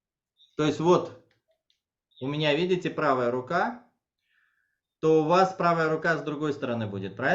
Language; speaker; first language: Russian; native; Russian